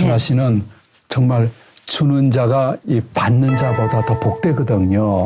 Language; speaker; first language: Korean; native; Korean